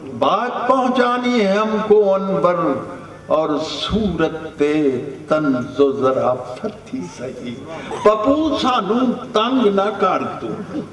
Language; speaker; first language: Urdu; non-native, local second language; Punjabi